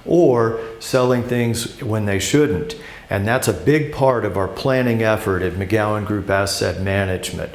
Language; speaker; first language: English; native; English